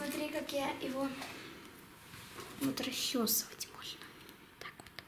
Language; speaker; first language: Russian; non-native, local second language; Lithuanian